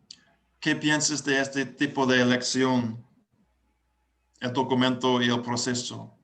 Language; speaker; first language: Spanish; non-native, learner; English